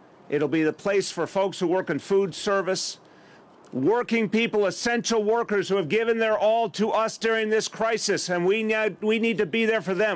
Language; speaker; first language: English; native; English